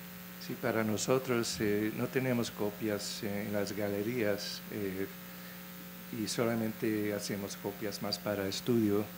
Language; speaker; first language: Spanish; non-native, fluent; English